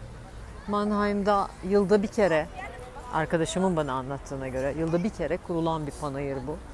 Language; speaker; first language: Turkish; native; Turkish